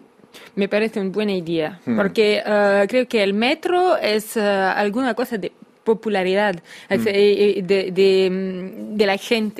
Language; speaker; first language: Spanish; non-native, fluent; Russian